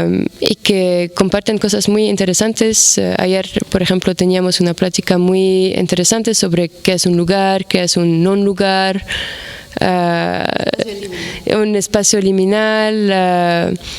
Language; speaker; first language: Spanish; non-native, fluent; Arabic